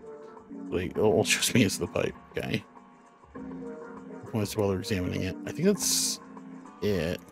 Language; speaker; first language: English; native; English